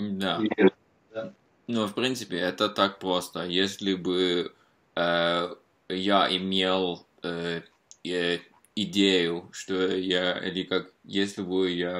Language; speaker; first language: Russian; non-native, fluent; Norwegian